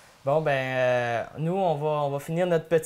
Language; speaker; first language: French; native; French